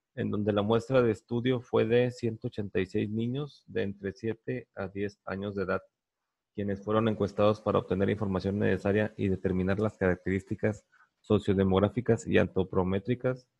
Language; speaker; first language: Spanish; native; Spanish